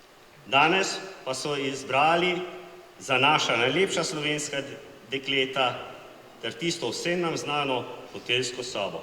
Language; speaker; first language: Slovenian; native; Slovenian